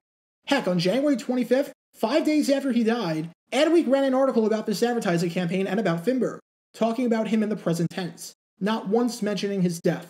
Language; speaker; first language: English; native; English